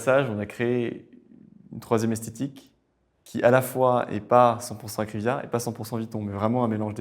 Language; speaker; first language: French; native; French